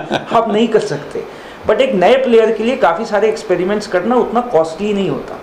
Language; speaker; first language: Hindi; native; Hindi